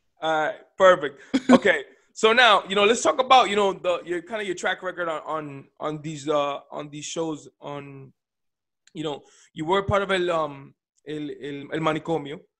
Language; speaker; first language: English; early bilingual, other home language; Spanish